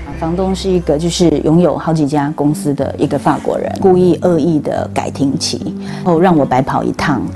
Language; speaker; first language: Chinese; native; Chinese